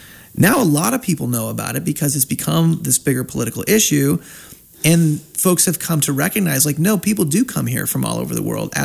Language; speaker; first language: English; native; English